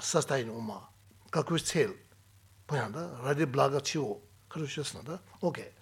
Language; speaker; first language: Russian; non-native, learner; Tibetan